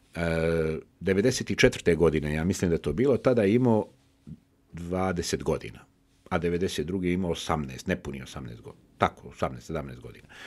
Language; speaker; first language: Bosnian; native; Bosnian